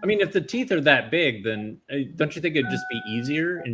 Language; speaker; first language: English; native; English